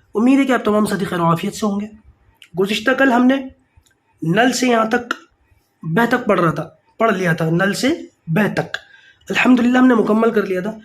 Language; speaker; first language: Urdu; native; Urdu